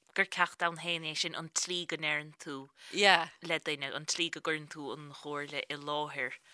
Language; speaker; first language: Irish; native; Irish